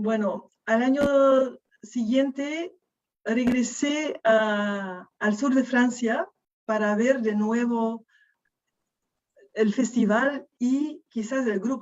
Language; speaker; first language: Spanish; non-native, fluent; Dutch